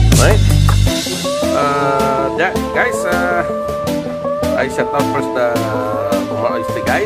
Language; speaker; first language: English; non-native, learner; Filipino